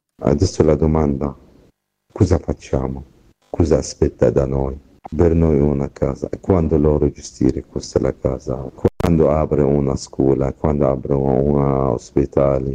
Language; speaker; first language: Italian; non-native, learner; Arabic